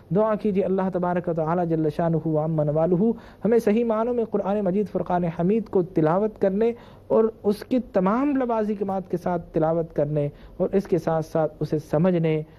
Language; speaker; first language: Urdu; native; Urdu